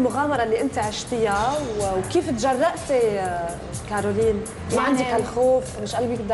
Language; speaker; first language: Arabic; native; Arabic